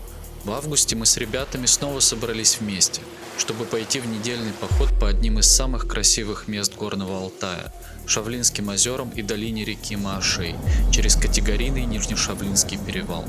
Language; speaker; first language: Russian; native; Russian